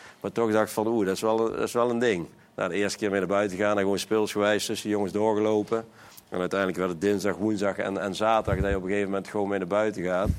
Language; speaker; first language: Dutch; native; Dutch